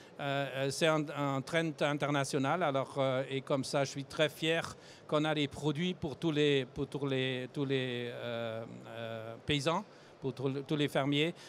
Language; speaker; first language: French; non-native, fluent; German